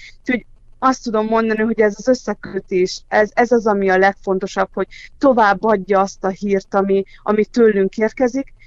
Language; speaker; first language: Hungarian; native; Hungarian